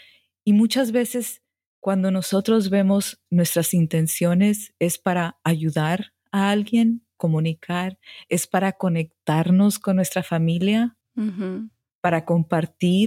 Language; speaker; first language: Spanish; early bilingual, heritage; Spanish